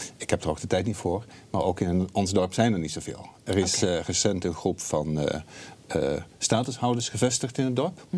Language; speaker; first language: Dutch; native; Dutch